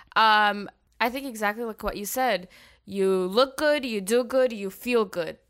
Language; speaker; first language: English; early bilingual, other home language; Arabic